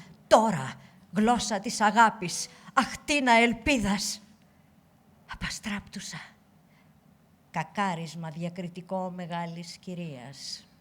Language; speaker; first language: Greek; native; Greek